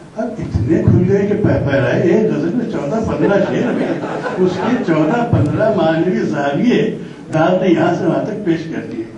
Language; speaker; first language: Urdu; native; Urdu